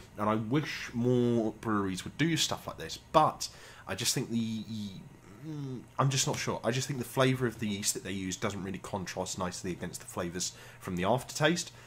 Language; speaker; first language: English; native; English